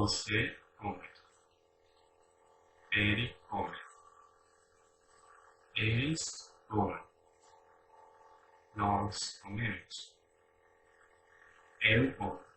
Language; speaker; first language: Portuguese; non-native, learner; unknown